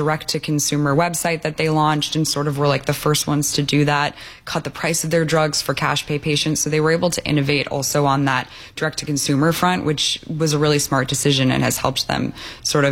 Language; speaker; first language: English; native; English